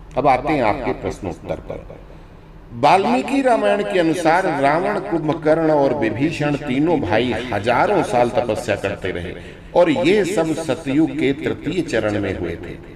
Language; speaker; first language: Hindi; native; Hindi